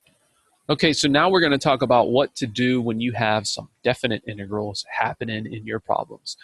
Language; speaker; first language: English; native; English